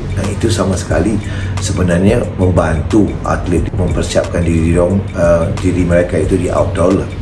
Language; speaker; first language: Malay; non-native, local second language; Tamil